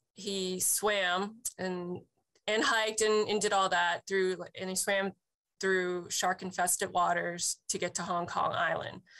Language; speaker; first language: English; native; English